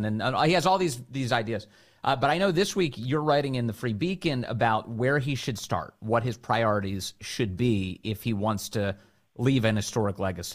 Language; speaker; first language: English; native; English